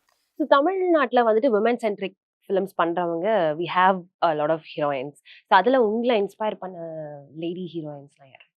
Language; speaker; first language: Tamil; native; Tamil